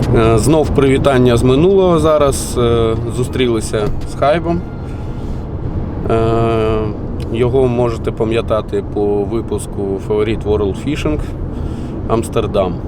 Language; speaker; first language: Ukrainian; native; Ukrainian